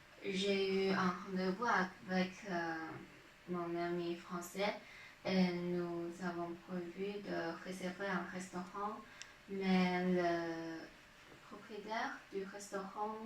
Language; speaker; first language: French; non-native, learner; Chinese